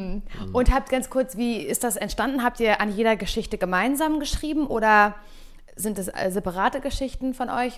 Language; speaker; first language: German; native; German